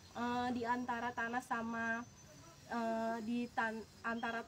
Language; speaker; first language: Indonesian; native; Indonesian